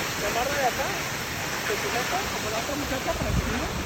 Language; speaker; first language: Spanish; native; Spanish